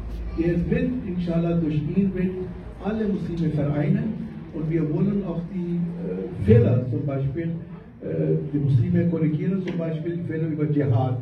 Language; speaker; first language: German; non-native, fluent; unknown